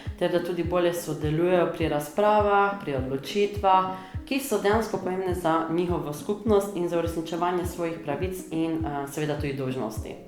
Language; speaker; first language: Slovenian; non-native, local second language; Romany